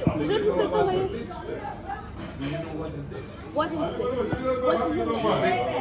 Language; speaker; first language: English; non-native, learner; Ukrainian